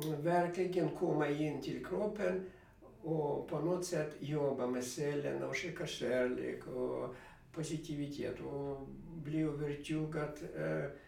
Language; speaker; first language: Swedish; non-native, fluent; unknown